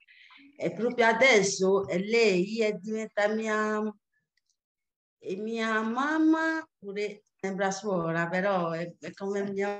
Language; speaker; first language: Italian; non-native, learner; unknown